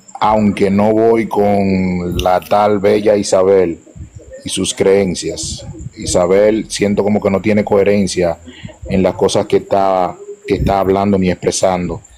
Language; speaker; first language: Spanish; native; Spanish